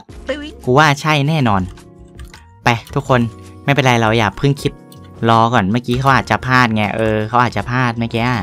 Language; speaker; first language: Thai; native; Thai